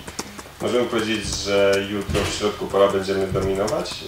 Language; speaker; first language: Polish; native; Polish